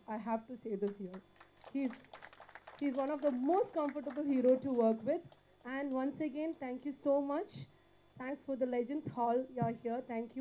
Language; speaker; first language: Telugu; non-native, learner; Malayalam